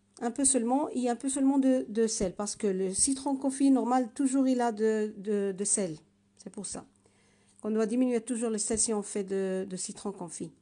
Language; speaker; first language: French; non-native, learner; Arabic